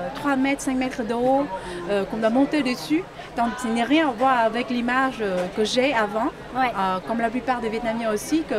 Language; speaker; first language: French; non-native, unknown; Vietnamese